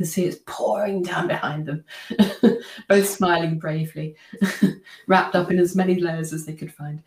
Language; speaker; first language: English; native; English